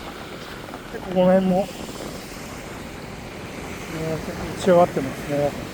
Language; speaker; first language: Japanese; native; Japanese